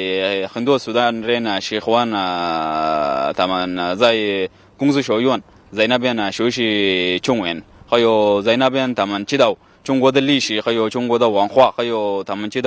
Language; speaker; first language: Chinese; non-native, learner; Arabic